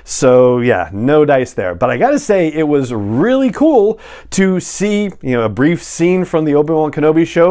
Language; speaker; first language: English; native; English